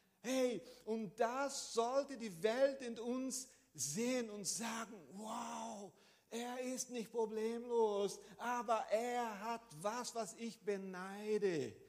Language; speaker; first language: German; non-native, fluent; Portuguese